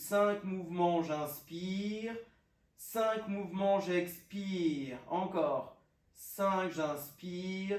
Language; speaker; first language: French; native; French